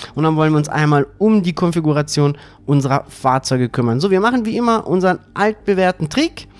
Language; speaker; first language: German; native; German